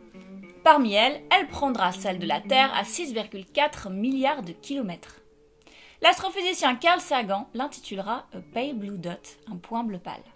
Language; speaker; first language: French; native; French